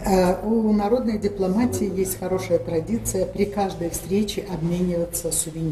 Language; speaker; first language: Russian; native; Russian